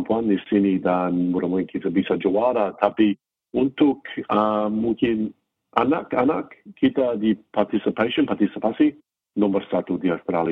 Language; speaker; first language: Indonesian; non-native, fluent; English